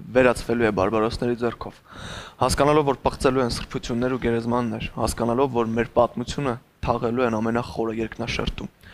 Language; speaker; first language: Armenian; native; Armenian